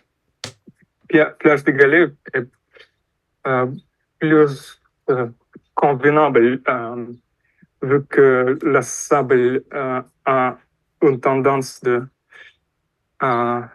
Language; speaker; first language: French; non-native, fluent; Russian